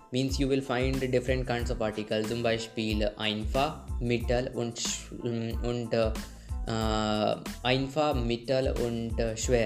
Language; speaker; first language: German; non-native, learner; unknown